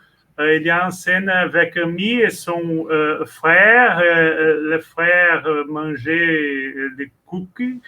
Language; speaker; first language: French; non-native, learner; Portuguese